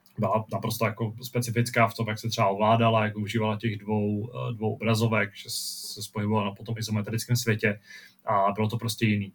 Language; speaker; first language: Czech; native; Czech